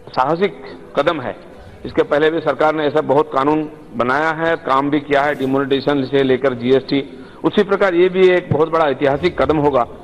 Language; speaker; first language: Hindi; non-native, local second language; Bangla